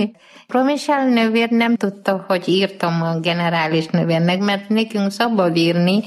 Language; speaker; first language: Hungarian; non-native, fluent; Malayalam